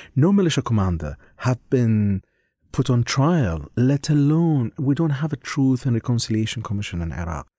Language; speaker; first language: English; non-native, fluent; Arabic